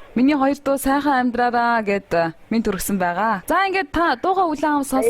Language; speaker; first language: Mongolian; native; Mongolian